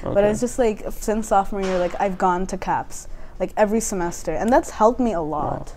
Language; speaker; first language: English; native; English